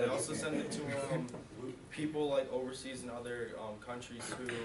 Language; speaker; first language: English; native; English